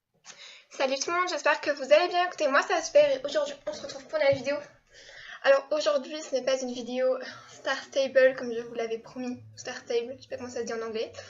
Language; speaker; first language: French; native; French